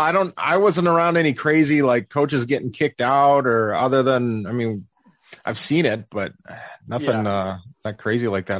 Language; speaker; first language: English; native; English